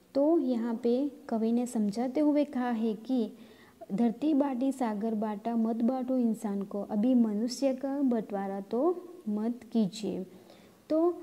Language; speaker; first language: Hindi; non-native, local second language; Gamit